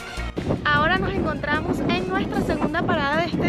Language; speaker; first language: Spanish; native; Spanish